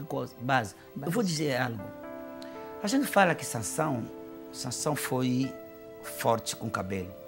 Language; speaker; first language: Portuguese; non-native, fluent; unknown